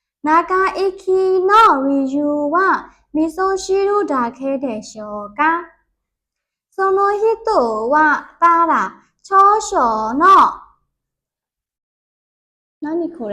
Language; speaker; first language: Japanese; non-native, learner; Burmese